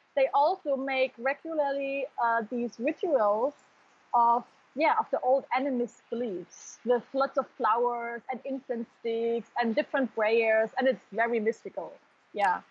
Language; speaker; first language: English; non-native, fluent; German